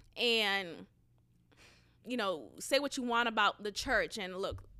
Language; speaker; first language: English; early bilingual, other home language; Haitian Creole